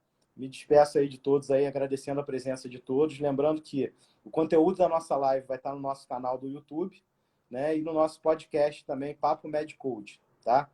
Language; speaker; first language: Portuguese; native; Portuguese